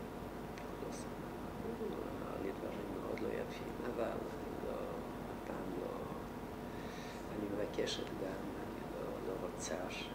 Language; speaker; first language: Hebrew; non-native, fluent; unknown